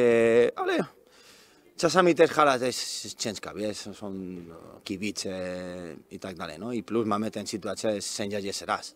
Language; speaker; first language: Polish; non-native, learner; Spanish